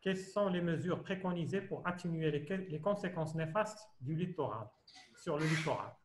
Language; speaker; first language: French; non-native, local second language; Arabic